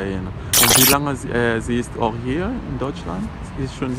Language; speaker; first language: German; non-native, learner; Lingala